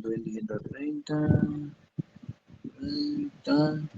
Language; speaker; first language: Spanish; native; Spanish